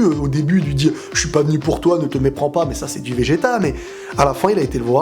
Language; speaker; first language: French; native; French